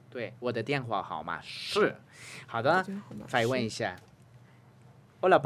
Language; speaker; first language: Chinese; non-native, fluent; Spanish